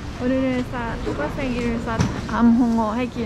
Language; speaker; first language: Korean; non-native, learner; Thai